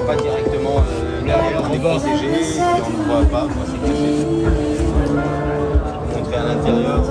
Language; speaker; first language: French; native; French